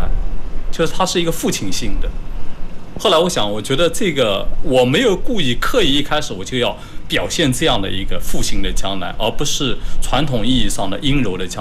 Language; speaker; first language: Chinese; native; Chinese